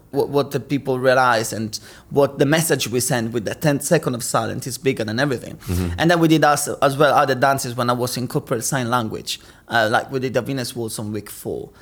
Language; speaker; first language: English; non-native, fluent; Italian